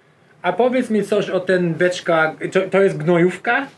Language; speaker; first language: Polish; non-native, learner; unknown